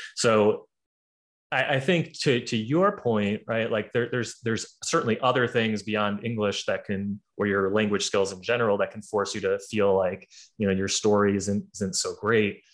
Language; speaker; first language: English; native; English